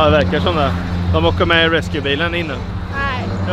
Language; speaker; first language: Swedish; native; Swedish